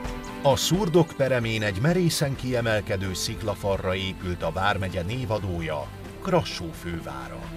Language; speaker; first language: Hungarian; native; Hungarian